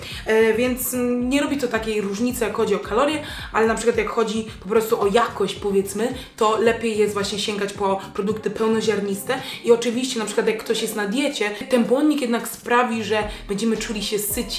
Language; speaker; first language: Polish; native; Polish